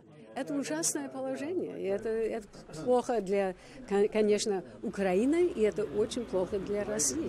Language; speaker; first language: Russian; non-native, fluent; English